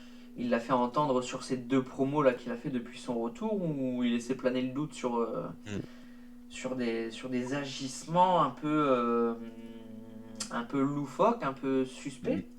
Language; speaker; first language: French; native; French